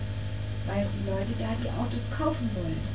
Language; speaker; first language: German; native; German